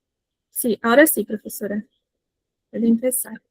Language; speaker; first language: Spanish; non-native, fluent; Portuguese